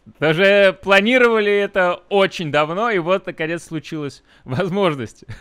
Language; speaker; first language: Russian; native; Russian